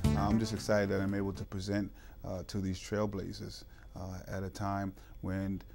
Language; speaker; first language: English; native; English